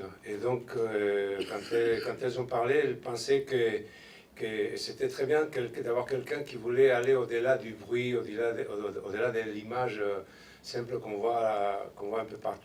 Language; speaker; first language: French; non-native, fluent; Spanish